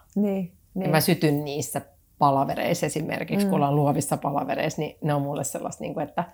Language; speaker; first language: Finnish; native; Finnish